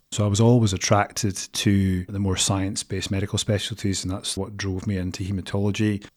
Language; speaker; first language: English; native; English